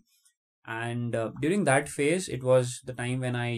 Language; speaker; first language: English; non-native, local second language; Hindi